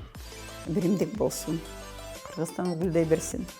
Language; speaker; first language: Kyrgyz; non-native, local second language; Karachay-Balkar